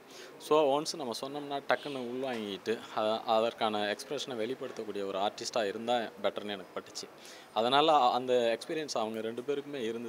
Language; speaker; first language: Tamil; native; Tamil